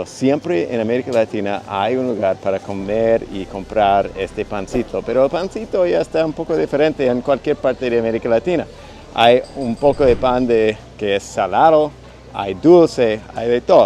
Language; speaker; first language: Spanish; non-native, fluent; English